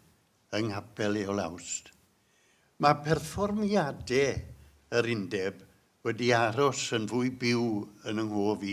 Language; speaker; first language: Welsh; native; Welsh